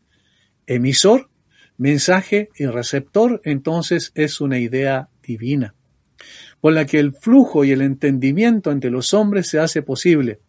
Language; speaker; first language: Spanish; native; Spanish